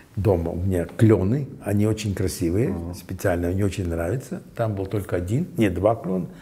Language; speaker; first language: Russian; non-native, local second language; Latvian